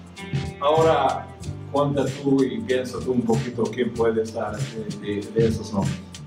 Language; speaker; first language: Spanish; non-native, fluent; Croatian